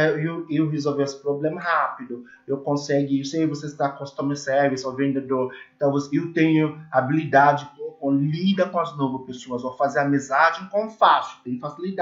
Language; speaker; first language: Portuguese; non-native, learner; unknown